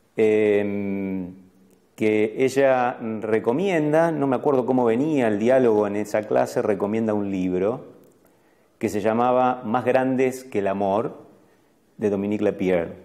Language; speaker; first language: Spanish; native; Spanish